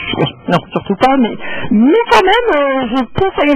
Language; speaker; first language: French; native; French